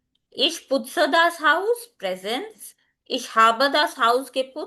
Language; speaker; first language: German; non-native, fluent; Hindi